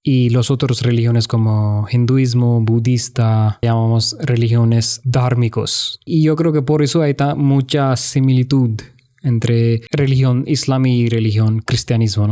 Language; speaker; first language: Spanish; non-native, fluent; Hindi